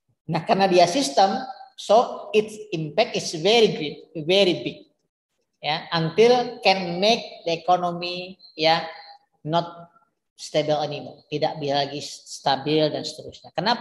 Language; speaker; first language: English; non-native, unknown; Indonesian